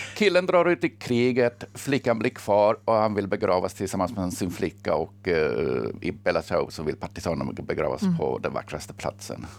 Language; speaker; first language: Swedish; early bilingual, other home language; Finnish